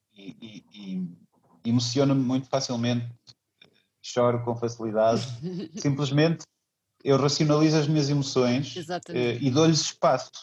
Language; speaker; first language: Portuguese; native; Portuguese